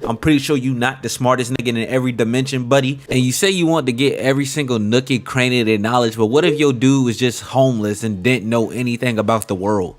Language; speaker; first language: English; native; English